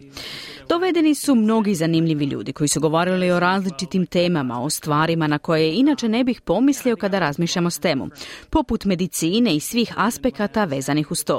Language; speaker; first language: Serbian; native; Serbian